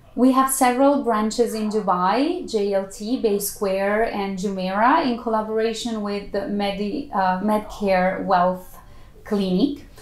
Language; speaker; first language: English; non-native, fluent; Italian